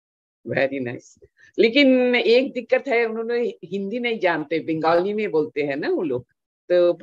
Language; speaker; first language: Hindi; non-native, local second language; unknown